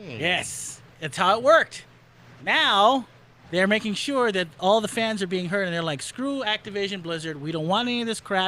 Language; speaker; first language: English; native; English